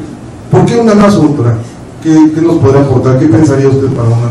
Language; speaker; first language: Spanish; native; Spanish